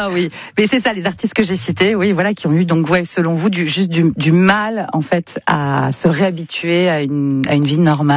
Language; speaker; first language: French; native; French